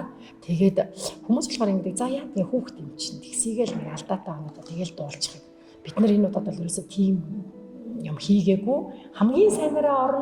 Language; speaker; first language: Mongolian; native; Mongolian